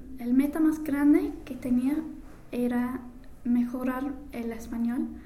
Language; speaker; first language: Spanish; non-native, fluent; English